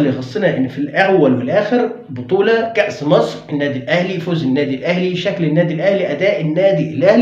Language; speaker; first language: Arabic; native; Arabic